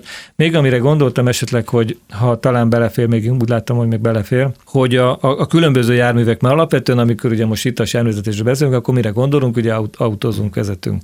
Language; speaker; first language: Hungarian; native; Hungarian